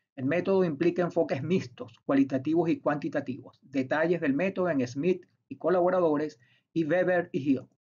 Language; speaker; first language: Spanish; native; Spanish